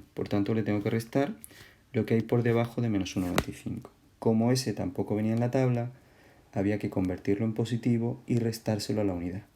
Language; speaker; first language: Spanish; native; Spanish